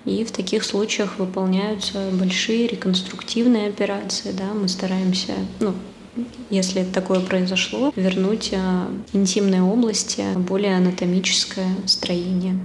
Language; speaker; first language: Russian; native; Russian